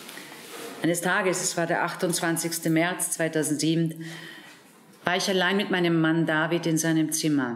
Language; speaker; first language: German; native; German